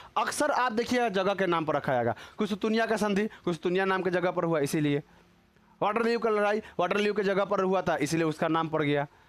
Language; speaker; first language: Hindi; native; Hindi